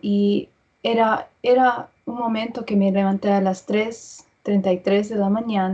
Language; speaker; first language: Spanish; early bilingual, heritage; English